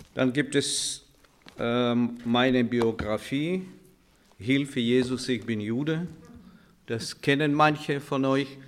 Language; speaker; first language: German; non-native, fluent; Russian